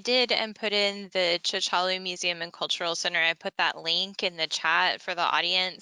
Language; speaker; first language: English; native; English